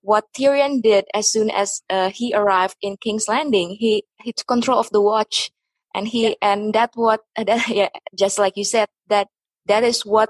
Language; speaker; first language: English; non-native, fluent; Indonesian